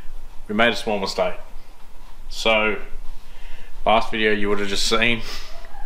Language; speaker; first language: English; native; English